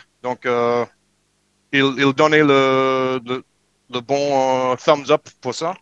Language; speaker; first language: French; non-native, learner; English